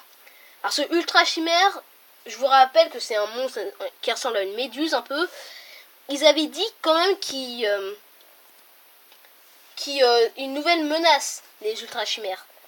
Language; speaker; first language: French; native; French